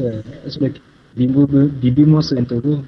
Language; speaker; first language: Spanish; non-native, local second language; Ewe